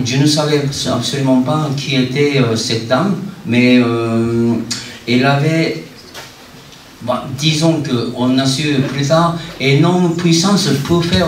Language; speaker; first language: French; non-native, fluent; Japanese